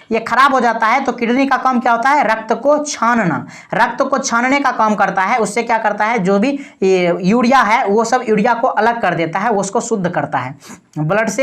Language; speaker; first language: Hindi; native; Hindi